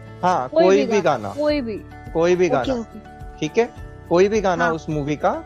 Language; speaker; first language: Hindi; native; Hindi